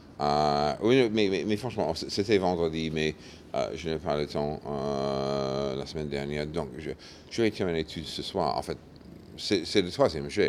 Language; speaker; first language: French; non-native, fluent; English